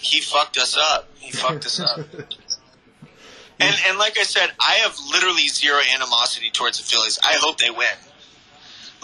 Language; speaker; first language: English; native; English